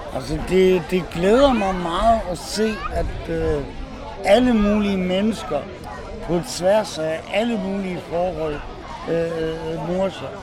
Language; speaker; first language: Danish; native; Danish